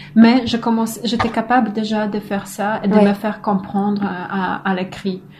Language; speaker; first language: French; non-native, fluent; Polish